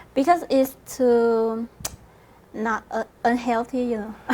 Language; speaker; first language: English; non-native, learner; Vietnamese